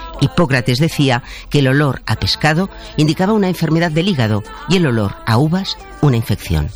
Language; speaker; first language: Spanish; native; Spanish